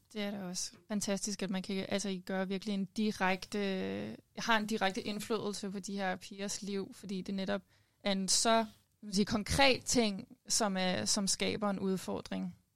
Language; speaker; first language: Danish; native; Danish